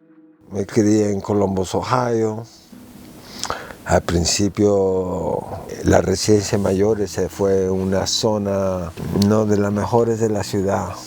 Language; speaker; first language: Spanish; early bilingual, heritage; Spanish